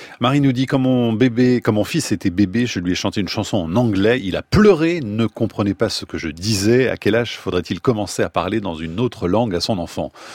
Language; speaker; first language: French; native; French